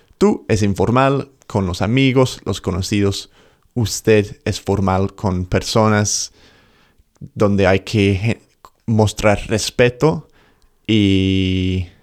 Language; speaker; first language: Spanish; non-native, fluent; English